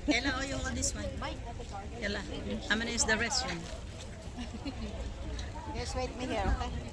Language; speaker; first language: English; non-native, local second language; Filipino